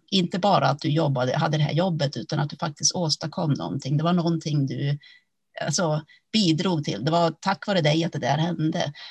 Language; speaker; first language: Swedish; early bilingual, other home language; Finnish